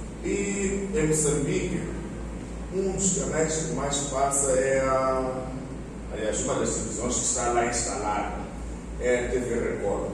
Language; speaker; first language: Portuguese; non-native, local second language; Tsonga